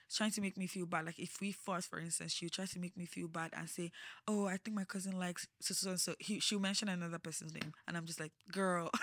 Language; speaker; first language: English; non-native, local second language; Yoruba